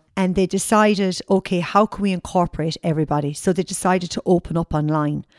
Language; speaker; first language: English; native; English